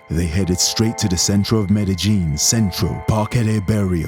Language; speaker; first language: English; native; English